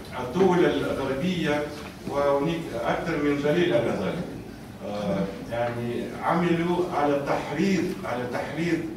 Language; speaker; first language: Arabic; non-native, fluent; Russian